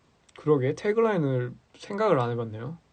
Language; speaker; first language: Korean; early bilingual, heritage; English